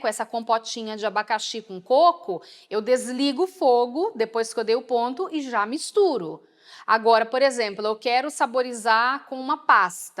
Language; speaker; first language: Portuguese; native; Portuguese